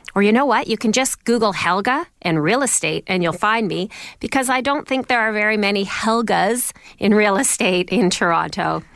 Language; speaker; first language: English; non-native, fluent; Icelandic